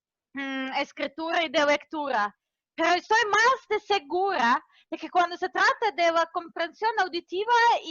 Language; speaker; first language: Spanish; non-native, fluent; Serbian